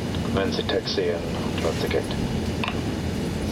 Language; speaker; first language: English; non-native, fluent; German